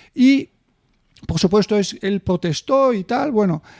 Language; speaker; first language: Spanish; non-native, fluent; Bulgarian